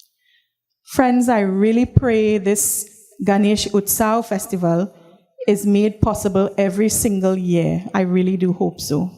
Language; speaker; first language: English; native; English